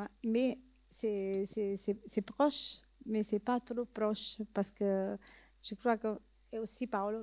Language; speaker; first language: French; non-native, learner; Italian